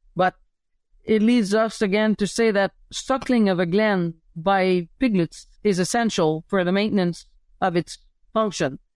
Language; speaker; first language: English; native; English